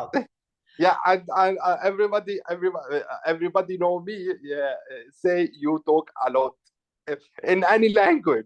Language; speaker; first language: English; non-native, learner; Arabic